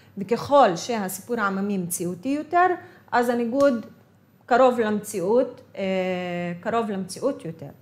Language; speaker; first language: Hebrew; non-native, local second language; Arabic